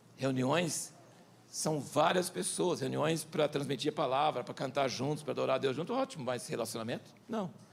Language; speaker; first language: Portuguese; early bilingual, other home language; English